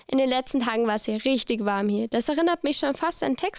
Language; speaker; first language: German; native; German